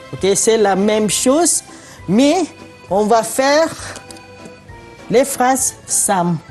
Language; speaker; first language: French; non-native, fluent; Malay